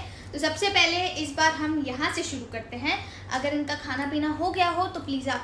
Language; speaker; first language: Hindi; native; Hindi